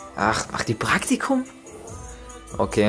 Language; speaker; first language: German; native; German